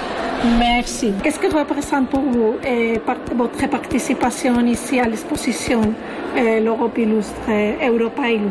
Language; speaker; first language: French; non-native, fluent; Spanish